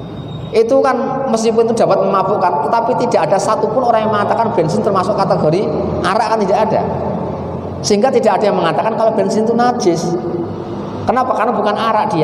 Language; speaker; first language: Indonesian; native; Indonesian